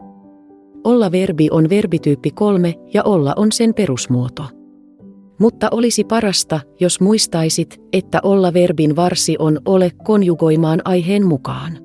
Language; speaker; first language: Finnish; non-native, fluent; Vietnamese